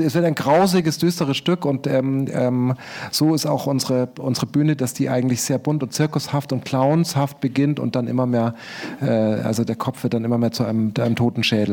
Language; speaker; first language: German; native; German